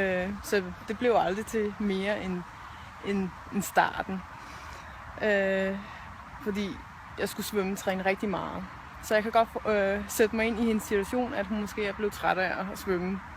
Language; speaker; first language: Danish; native; Danish